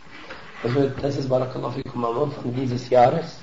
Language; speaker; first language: German; non-native, fluent; Arabic